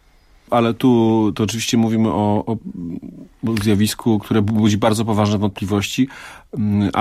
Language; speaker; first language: Polish; native; Polish